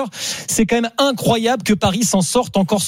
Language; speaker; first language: French; native; French